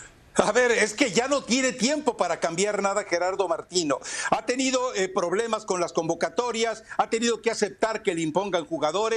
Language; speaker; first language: Spanish; native; Spanish